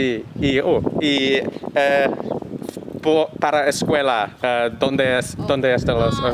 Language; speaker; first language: Spanish; non-native, learner; English